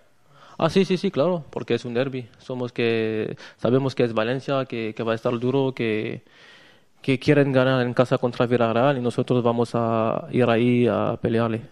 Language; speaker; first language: Spanish; non-native, learner; French